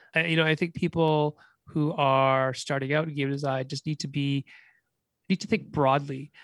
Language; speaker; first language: English; native; English